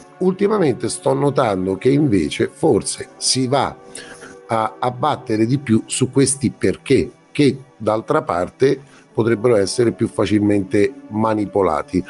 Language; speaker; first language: Italian; native; Italian